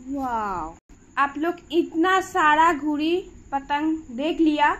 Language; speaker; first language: Hindi; non-native, local second language; Bangla